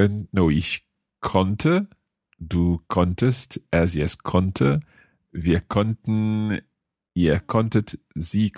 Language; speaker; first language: German; non-native, fluent; English